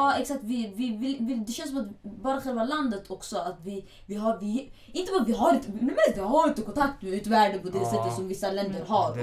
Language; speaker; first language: Swedish; early bilingual, other home language; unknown